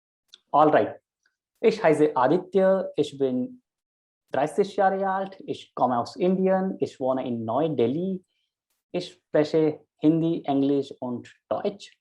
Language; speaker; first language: German; non-native, local second language; Hindi